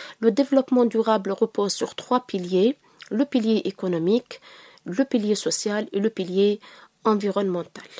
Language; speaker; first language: French; non-native, local second language; Arabic